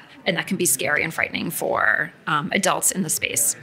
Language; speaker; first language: English; native; English